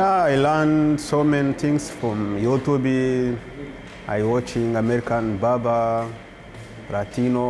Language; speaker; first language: English; non-native, learner; Kinyarwanda